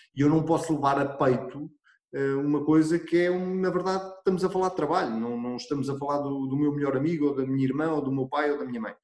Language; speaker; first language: Portuguese; native; Portuguese